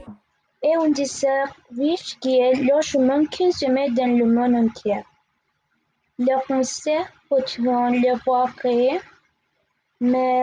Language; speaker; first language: French; non-native, learner; Spanish